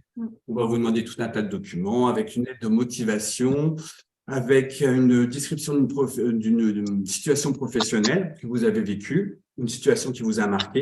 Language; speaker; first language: French; native; French